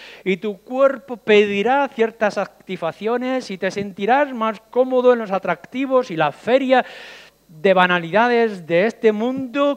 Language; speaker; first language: Spanish; native; Spanish